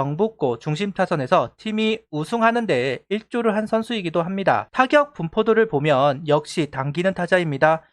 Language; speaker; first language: Korean; native; Korean